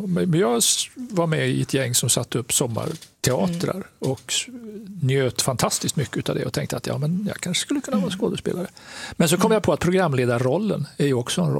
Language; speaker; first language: Swedish; native; Swedish